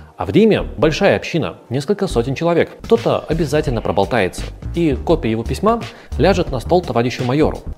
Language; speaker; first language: Russian; native; Russian